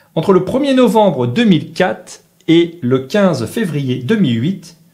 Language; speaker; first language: French; native; French